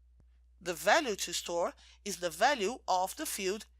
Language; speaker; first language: English; non-native, fluent; Portuguese